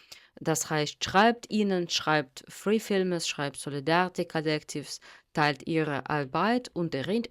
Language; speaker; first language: German; non-native, fluent; Russian